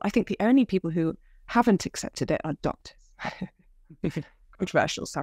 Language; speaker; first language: English; native; English